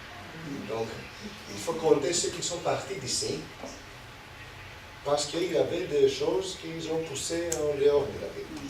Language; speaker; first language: French; non-native, fluent; Greek